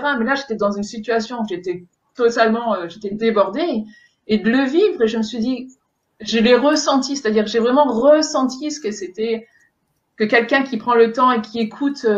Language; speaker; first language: French; native; French